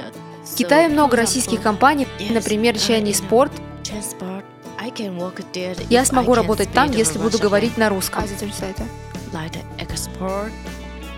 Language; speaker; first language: Russian; non-native, learner; Chinese